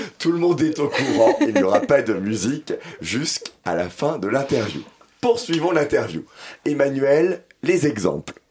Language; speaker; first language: French; native; French